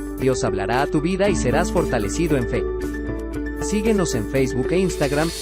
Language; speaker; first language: Spanish; native; Spanish